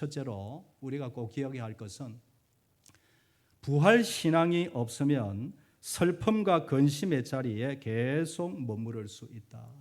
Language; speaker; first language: Korean; native; Korean